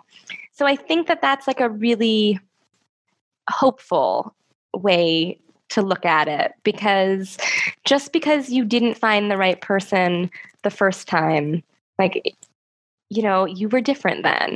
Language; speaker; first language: English; native; English